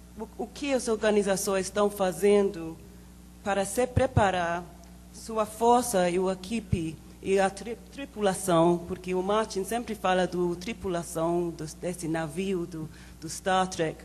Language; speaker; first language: Portuguese; non-native, learner; English